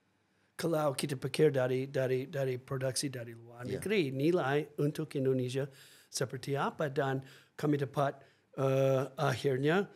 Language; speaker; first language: Indonesian; non-native, fluent; English